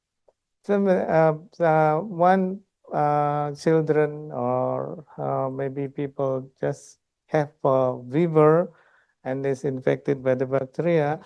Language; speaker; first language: English; non-native, local second language; Indonesian